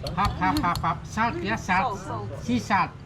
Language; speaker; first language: English; non-native, learner; Indonesian